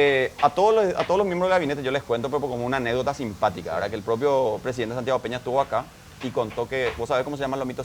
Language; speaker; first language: Spanish; native; Spanish